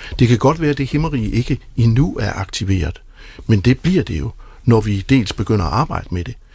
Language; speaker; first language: Danish; native; Danish